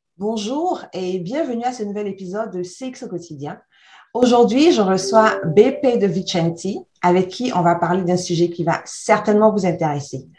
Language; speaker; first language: French; native; French